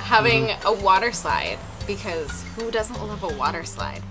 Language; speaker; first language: English; native; English